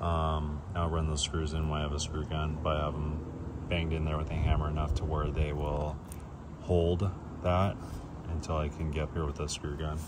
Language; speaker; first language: English; native; English